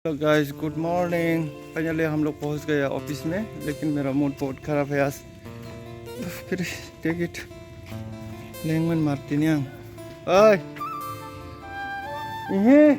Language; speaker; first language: Hindi; non-native, local second language; Kok Borok